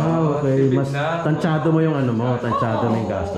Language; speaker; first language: Filipino; native; Filipino